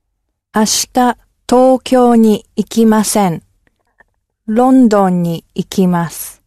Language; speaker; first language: Japanese; non-native, learner; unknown